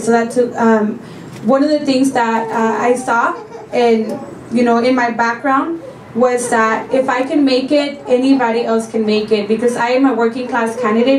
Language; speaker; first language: English; early bilingual, other home language; Spanish